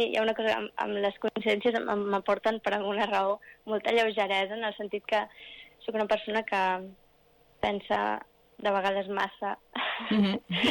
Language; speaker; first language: Catalan; non-native, local second language; English